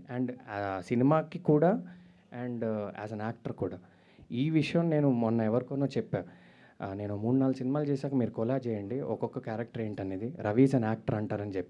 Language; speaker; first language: Telugu; native; Telugu